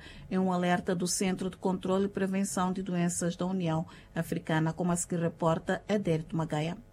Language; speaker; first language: Portuguese; native; Portuguese